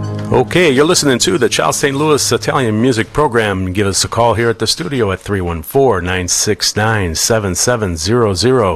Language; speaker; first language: English; native; English